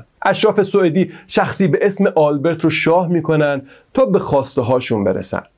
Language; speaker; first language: Persian; native; Persian